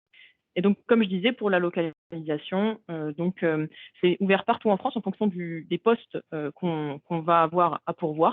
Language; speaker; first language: French; native; French